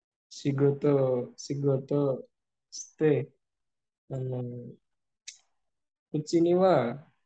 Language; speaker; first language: Japanese; non-native, learner; Javanese